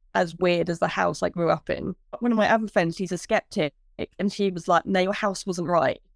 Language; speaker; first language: English; native; English